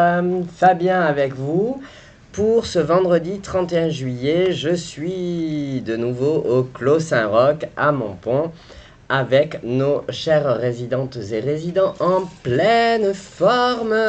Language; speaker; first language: French; native; French